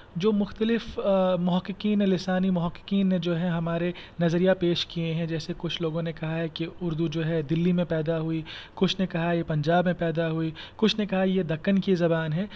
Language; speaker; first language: Hindi; non-native, local second language; Kashmiri